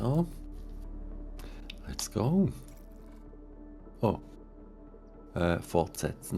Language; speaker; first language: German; native; German